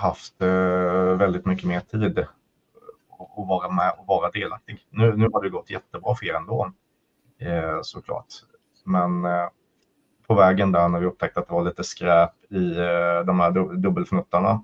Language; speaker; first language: Swedish; native; Swedish